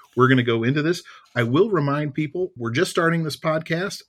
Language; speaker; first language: English; native; English